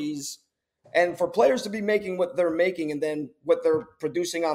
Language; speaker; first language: English; native; English